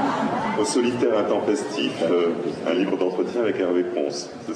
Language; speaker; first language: French; native; French